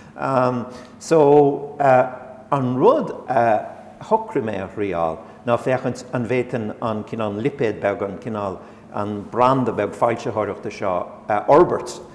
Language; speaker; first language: Irish; non-native, local second language; English